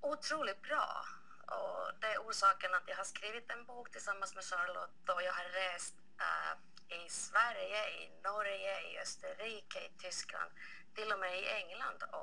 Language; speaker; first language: Swedish; non-native, local second language; Finnish